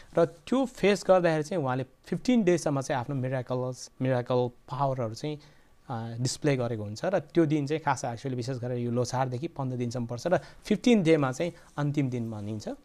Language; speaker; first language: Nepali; non-native, local second language; Eastern Tamang